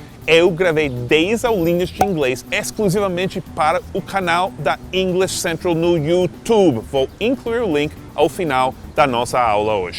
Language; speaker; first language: Portuguese; non-native, fluent; English